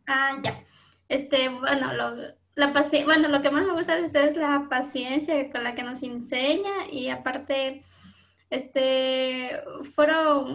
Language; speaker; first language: Spanish; native; Spanish